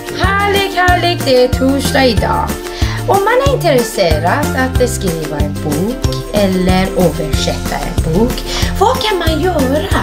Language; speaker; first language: Swedish; non-native, fluent; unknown